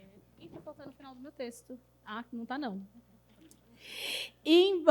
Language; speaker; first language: Portuguese; native; Portuguese